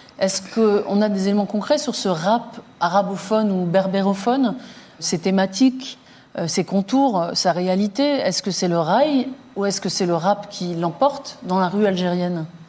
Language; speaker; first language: French; native; French